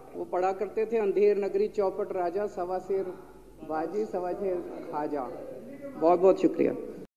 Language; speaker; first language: Hindi; native; Hindi